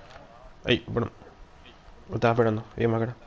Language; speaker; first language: Spanish; native; Spanish